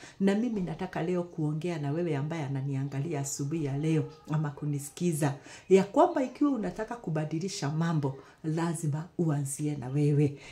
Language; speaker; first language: Swahili; non-native, local second language; Kikuyu